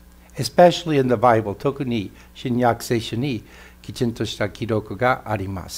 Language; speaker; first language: Japanese; non-native, fluent; English